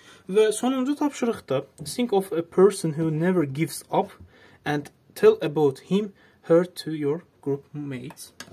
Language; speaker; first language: English; non-native, fluent; Azerbaijani